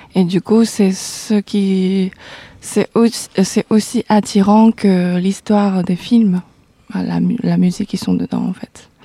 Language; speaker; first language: French; non-native, fluent; Chinese